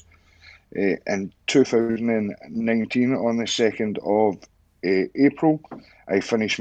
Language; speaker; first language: English; native; English